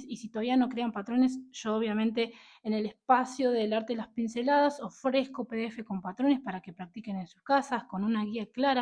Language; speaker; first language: Spanish; native; Spanish